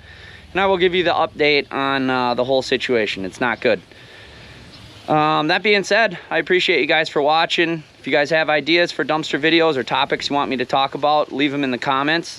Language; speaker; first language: English; native; English